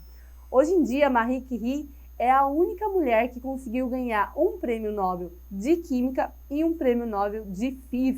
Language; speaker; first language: Portuguese; native; Portuguese